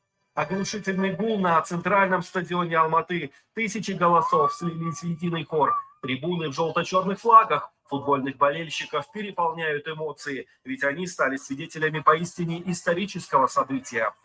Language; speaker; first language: Russian; native; Russian